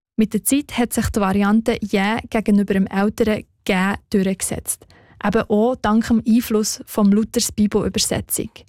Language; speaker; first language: German; native; German